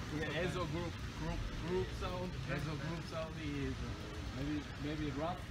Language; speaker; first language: English; non-native, learner; Korean